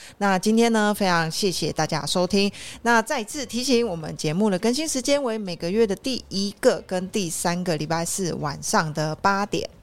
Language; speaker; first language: Chinese; native; Chinese